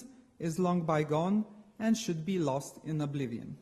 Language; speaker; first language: English; non-native, fluent; Lithuanian